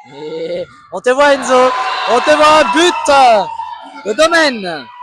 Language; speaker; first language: French; native; French